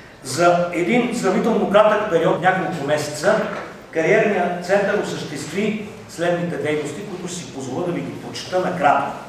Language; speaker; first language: Bulgarian; native; Bulgarian